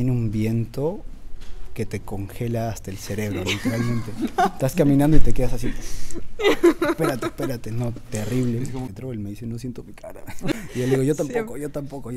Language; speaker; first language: Spanish; native; Spanish